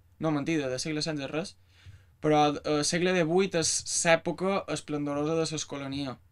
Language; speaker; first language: Catalan; native; Catalan